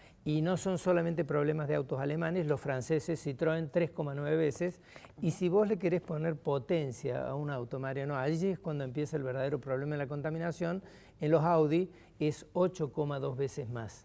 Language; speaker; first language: Spanish; native; Spanish